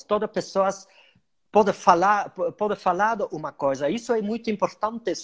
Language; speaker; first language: Portuguese; non-native, learner; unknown